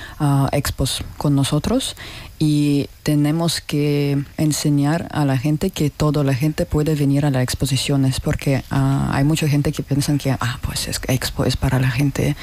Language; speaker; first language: Spanish; non-native, learner; Russian